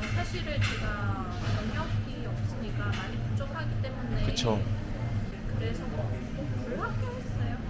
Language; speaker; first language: Korean; non-native, learner; Vietnamese